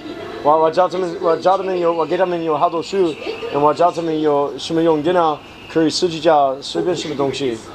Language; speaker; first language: Chinese; non-native, learner; English